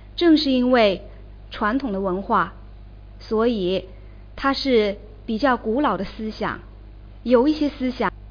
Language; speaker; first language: Chinese; native; Chinese